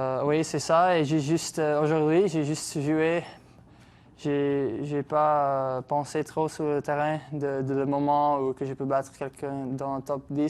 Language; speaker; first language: French; non-native, local second language; English